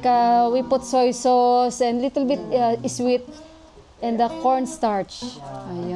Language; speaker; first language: English; non-native, local second language; Filipino